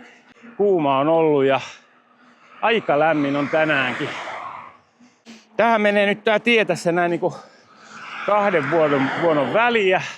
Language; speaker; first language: Finnish; native; Finnish